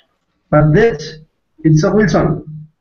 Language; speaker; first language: English; non-native, learner; Spanish